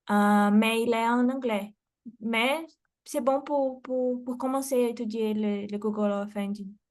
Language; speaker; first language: French; non-native, fluent; Portuguese